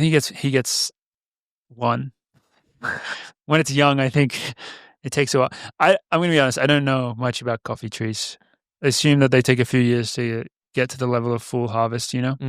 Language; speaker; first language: English; native; English